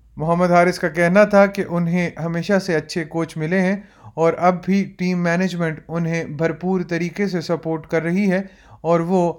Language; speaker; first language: Urdu; native; Urdu